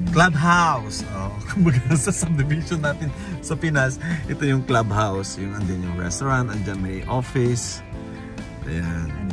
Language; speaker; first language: Filipino; native; Filipino